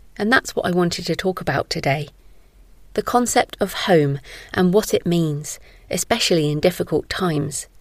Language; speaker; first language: English; native; English